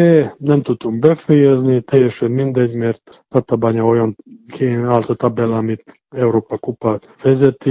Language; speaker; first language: Hungarian; non-native, fluent; Serbian